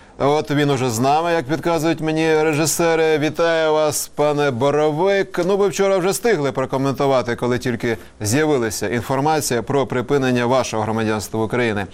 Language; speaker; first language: Ukrainian; native; Ukrainian